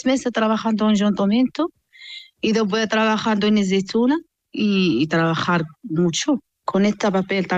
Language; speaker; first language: Spanish; non-native, learner; Arabic